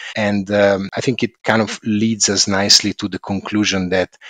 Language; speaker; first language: English; non-native, fluent; Italian